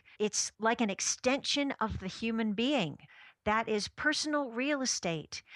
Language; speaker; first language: English; native; English